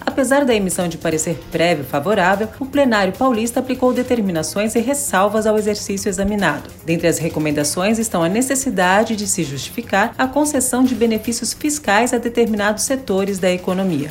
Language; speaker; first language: Portuguese; native; Portuguese